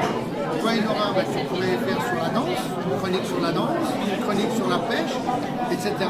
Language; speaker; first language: French; native; French